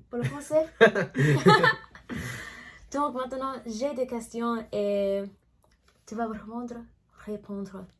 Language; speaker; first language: French; non-native, learner; English